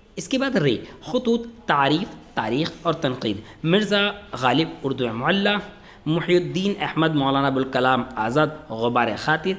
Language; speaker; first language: Urdu; native; Urdu